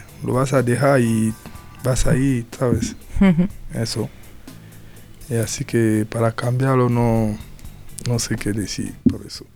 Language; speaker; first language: Spanish; non-native, learner; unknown